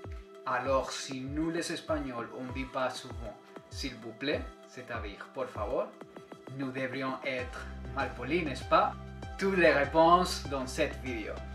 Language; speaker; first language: French; non-native, fluent; Spanish